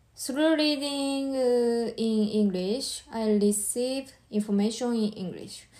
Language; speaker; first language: English; non-native, learner; Japanese